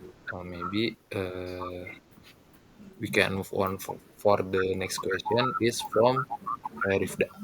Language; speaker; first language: English; non-native, learner; Indonesian